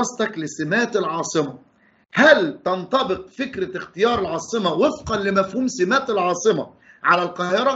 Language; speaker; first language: Arabic; native; Arabic